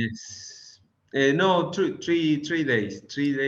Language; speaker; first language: English; non-native, learner; Spanish